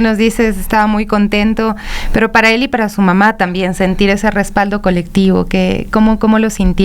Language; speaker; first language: Spanish; native; Spanish